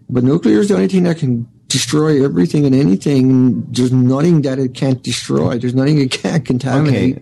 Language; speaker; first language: English; native; English